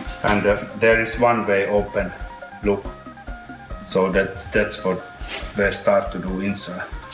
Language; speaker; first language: English; non-native, learner; Finnish